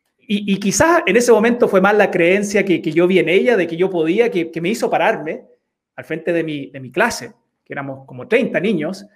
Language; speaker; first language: Spanish; early bilingual, heritage; Spanish